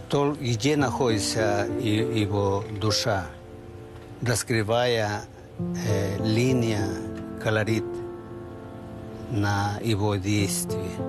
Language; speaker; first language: Russian; non-native, fluent; Spanish